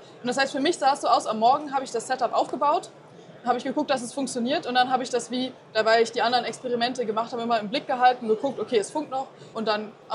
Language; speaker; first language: German; native; German